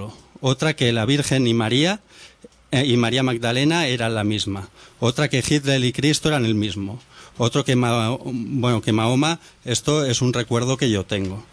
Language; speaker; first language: Spanish; native; Spanish